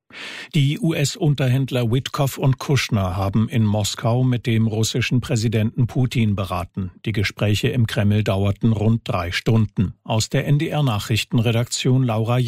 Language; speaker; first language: German; native; German